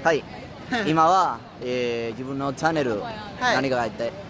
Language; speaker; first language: Japanese; non-native, learner; Spanish